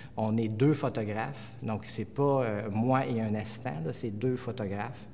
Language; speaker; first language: French; native; French